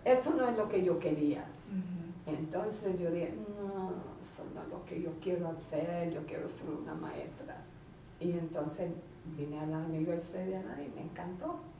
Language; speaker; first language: Spanish; early bilingual, heritage; Spanish